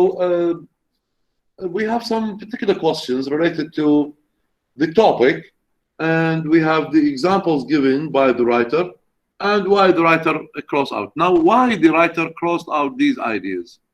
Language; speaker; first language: English; non-native, fluent; Arabic